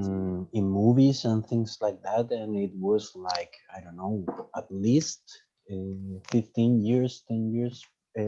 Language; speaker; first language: English; non-native, fluent; Spanish